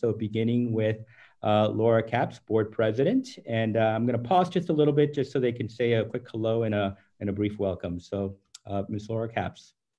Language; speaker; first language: English; early bilingual, other home language; Spanish